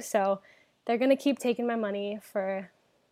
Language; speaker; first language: English; native; English